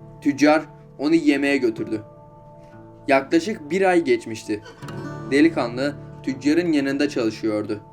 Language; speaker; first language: Turkish; native; Turkish